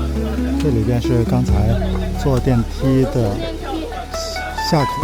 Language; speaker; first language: Chinese; native; Chinese